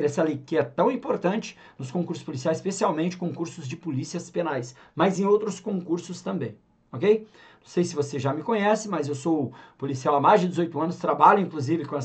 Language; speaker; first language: Portuguese; native; Portuguese